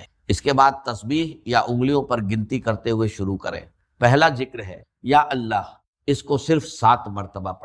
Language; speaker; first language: Urdu; native; Urdu